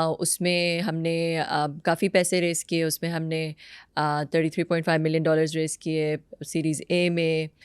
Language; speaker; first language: Urdu; native; Urdu